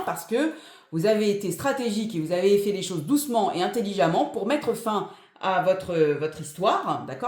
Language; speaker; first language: French; native; French